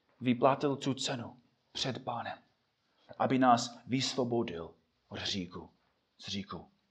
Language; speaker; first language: Czech; non-native, fluent; English